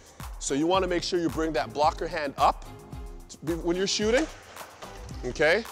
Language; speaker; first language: English; native; English